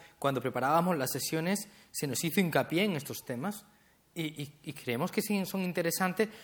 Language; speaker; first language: Spanish; native; Spanish